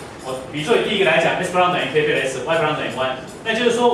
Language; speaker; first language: Chinese; native; Chinese